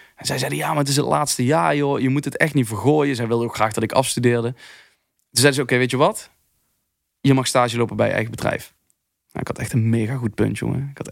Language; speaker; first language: Dutch; native; Dutch